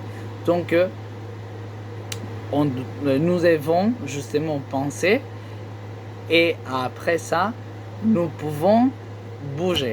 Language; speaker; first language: French; non-native, learner; Spanish